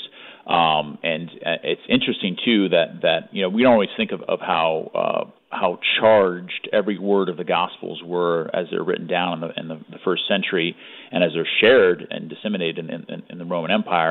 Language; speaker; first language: English; native; English